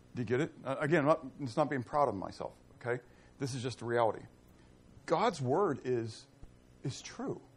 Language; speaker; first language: English; native; English